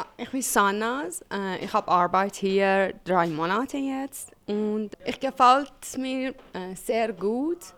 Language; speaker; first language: German; non-native, learner; Persian